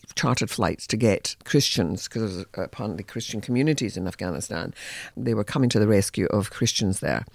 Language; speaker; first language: English; native; English